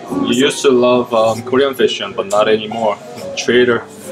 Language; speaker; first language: English; non-native, fluent; Korean